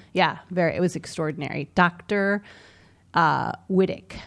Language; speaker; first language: English; native; English